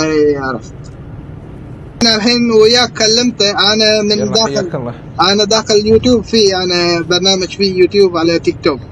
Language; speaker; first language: Arabic; non-native, learner; Tamil